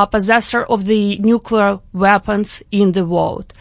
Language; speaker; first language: English; non-native, fluent; Ukrainian